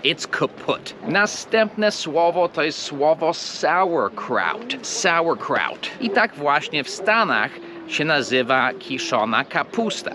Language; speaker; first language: Polish; early bilingual, heritage; English